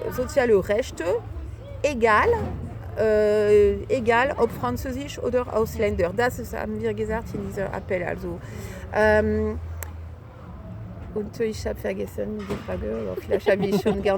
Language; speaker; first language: German; non-native, fluent; French